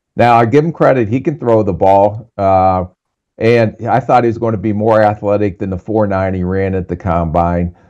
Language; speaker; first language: English; native; English